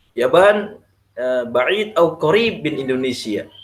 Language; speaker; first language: Arabic; non-native, fluent; Indonesian